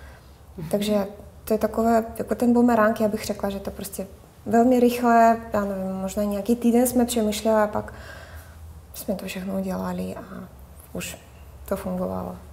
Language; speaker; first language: Czech; non-native, fluent; Russian